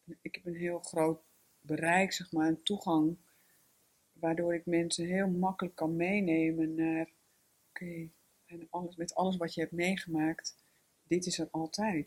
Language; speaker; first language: Dutch; native; Dutch